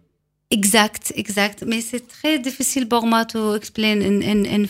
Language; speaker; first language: French; non-native, learner; Arabic